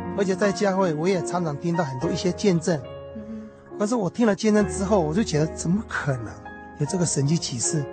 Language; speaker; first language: Chinese; native; Chinese